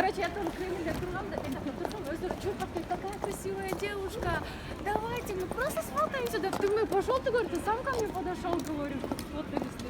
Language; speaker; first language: Russian; non-native, local second language; Kyrgyz